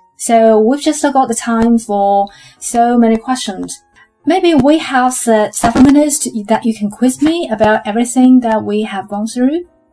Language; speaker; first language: English; non-native, fluent; Chinese